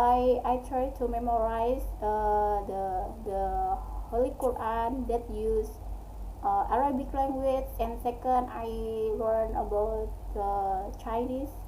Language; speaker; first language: English; non-native, learner; Indonesian